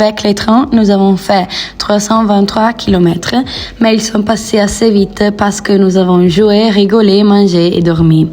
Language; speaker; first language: French; non-native, learner; Italian